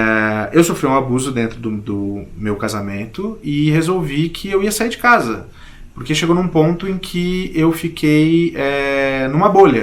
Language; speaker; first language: Portuguese; native; Portuguese